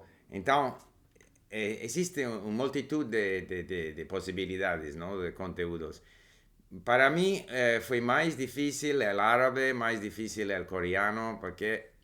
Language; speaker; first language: Portuguese; non-native, learner; English